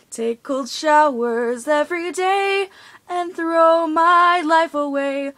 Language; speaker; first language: English; native; English